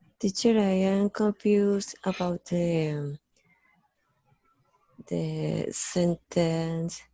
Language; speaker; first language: English; non-native, learner; Spanish